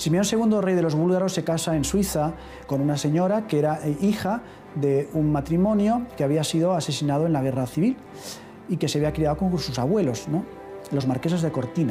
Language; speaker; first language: Spanish; native; Spanish